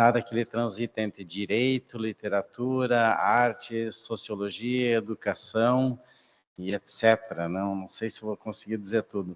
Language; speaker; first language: Portuguese; native; Portuguese